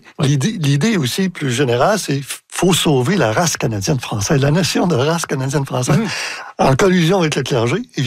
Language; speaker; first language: French; native; French